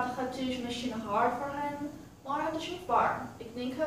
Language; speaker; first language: Dutch; non-native, learner; Portuguese